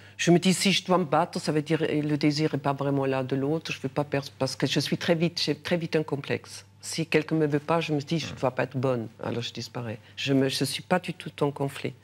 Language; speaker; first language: French; non-native, local second language; German